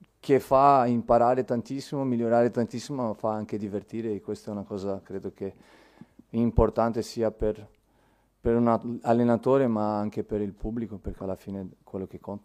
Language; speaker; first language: Italian; non-native, fluent; Portuguese